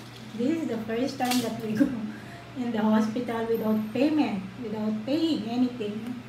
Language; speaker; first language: English; non-native, learner; Filipino